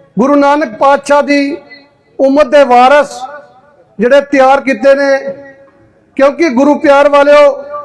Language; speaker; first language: Punjabi; native; Punjabi